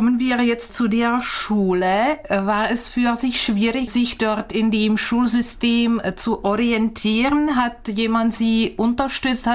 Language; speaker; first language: German; non-native, fluent; Czech